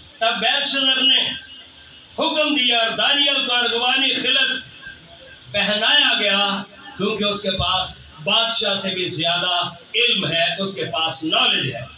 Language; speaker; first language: Urdu; non-native, local second language; Punjabi